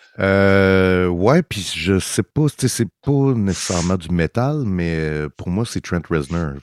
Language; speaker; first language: French; early bilingual, heritage; French